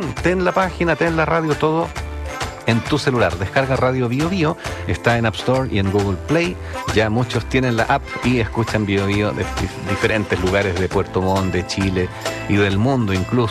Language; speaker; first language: Spanish; native; Spanish